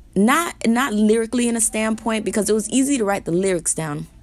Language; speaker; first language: English; native; English